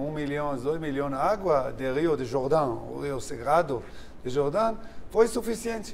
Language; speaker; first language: Portuguese; non-native, learner; Hebrew